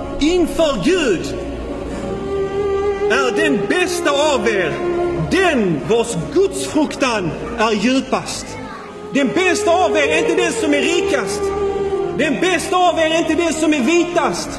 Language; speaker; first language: Swedish; non-native, fluent; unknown